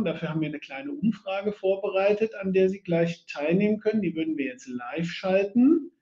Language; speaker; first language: German; native; German